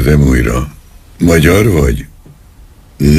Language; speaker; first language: Hungarian; native; Hungarian